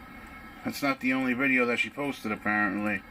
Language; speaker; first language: English; native; English